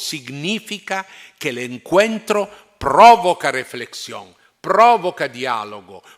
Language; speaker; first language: Spanish; non-native, fluent; Italian